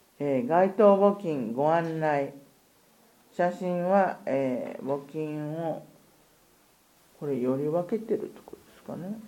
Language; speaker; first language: Japanese; native; Japanese